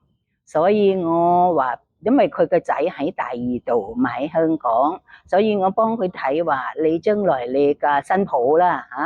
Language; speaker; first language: Cantonese; non-native, learner; Thai